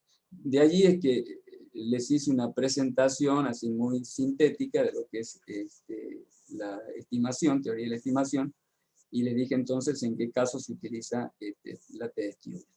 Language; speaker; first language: Spanish; native; Spanish